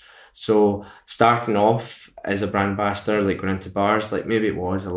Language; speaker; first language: English; native; English